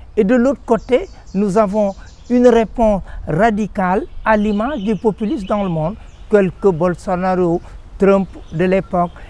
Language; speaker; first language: French; non-native, local second language; Wolof